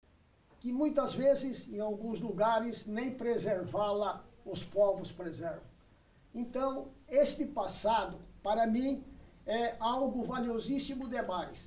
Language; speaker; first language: Portuguese; early bilingual, other home language; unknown